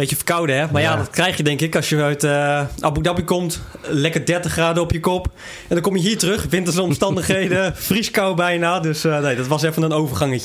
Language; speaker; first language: Dutch; native; Dutch